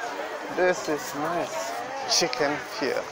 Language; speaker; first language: English; non-native, learner; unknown